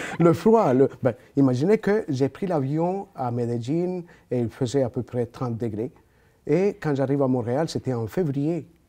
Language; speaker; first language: French; non-native, fluent; Spanish